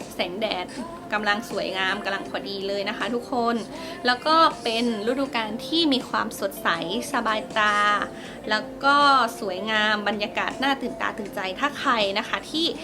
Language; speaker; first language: Thai; native; Thai